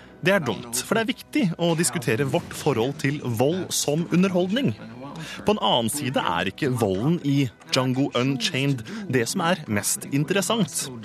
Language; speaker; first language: Norwegian; native; Norwegian